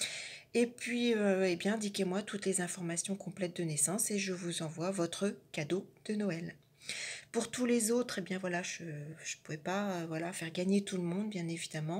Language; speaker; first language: French; native; French